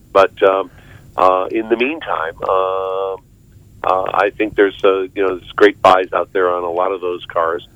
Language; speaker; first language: English; native; English